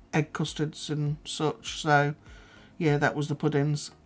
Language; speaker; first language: English; native; English